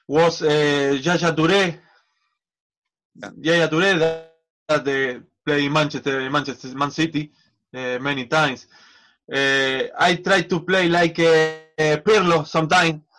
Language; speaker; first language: English; non-native, learner; Spanish